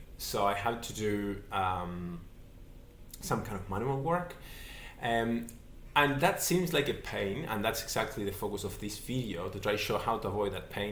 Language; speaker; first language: English; non-native, fluent; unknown